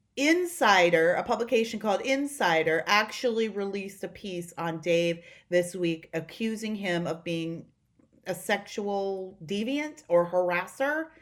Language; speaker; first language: English; native; English